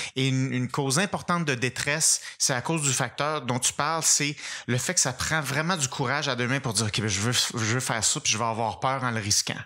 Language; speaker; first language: French; native; French